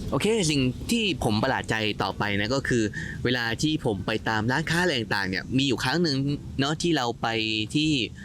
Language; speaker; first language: Thai; native; Thai